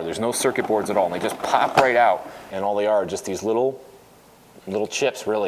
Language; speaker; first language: English; native; English